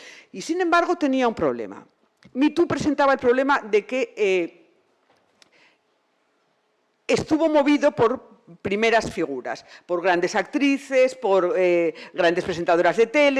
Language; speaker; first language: Spanish; native; Spanish